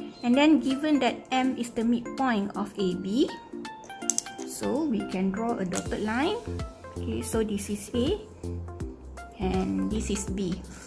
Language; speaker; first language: English; non-native, local second language; Malay